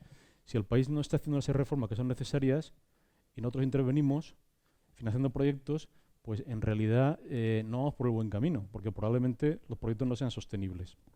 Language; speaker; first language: Spanish; native; Spanish